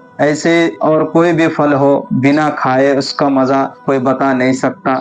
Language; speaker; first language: Urdu; native; Urdu